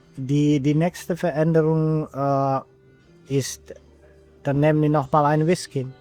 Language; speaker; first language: German; non-native, fluent; Finnish